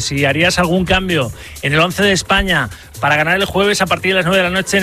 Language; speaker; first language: Spanish; native; Spanish